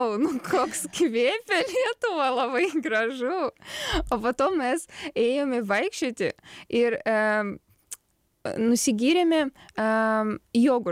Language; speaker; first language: Lithuanian; non-native, learner; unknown